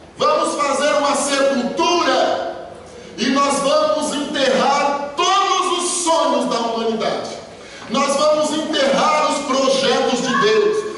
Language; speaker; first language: Portuguese; native; Portuguese